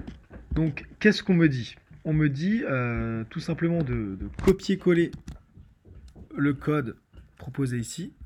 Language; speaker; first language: French; native; French